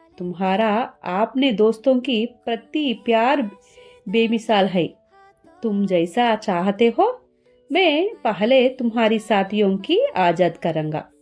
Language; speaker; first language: Hindi; non-native, learner; Telugu